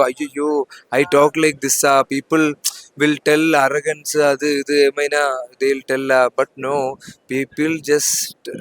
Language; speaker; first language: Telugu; non-native, learner; Malayalam